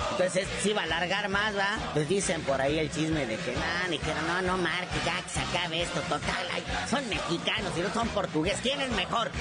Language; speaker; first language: Spanish; native; Spanish